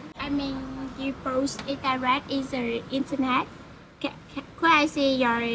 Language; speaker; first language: English; non-native, learner; Vietnamese